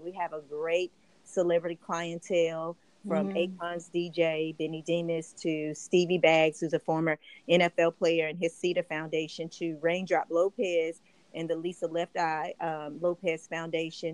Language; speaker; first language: English; native; English